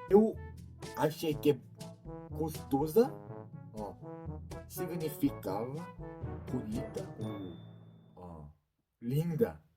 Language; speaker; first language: Portuguese; non-native, learner; Korean